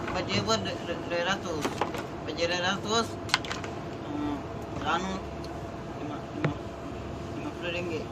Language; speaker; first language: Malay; non-native, learner; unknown